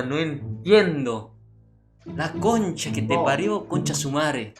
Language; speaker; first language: Spanish; non-native, fluent; Indonesian